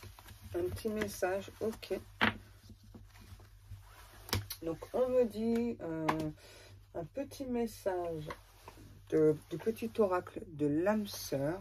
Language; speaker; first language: French; native; French